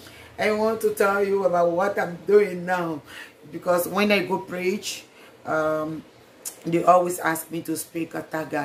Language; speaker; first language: English; non-native, learner; French